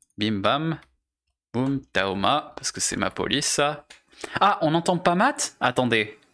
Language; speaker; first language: French; native; French